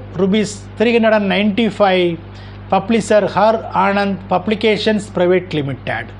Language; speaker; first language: English; non-native, local second language; Tamil